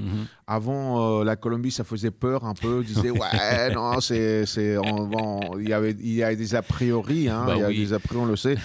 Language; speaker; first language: French; non-native, fluent; Spanish